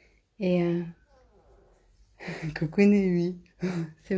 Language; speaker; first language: French; native; French